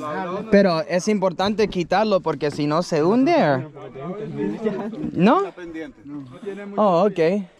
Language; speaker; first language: Spanish; early bilingual, heritage; English